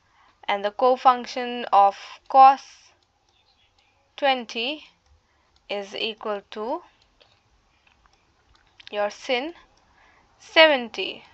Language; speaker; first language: English; non-native, local second language; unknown